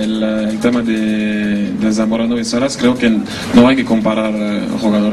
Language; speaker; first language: Spanish; non-native, fluent; French